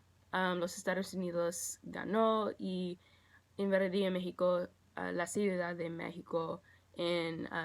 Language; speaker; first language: Spanish; non-native, learner; English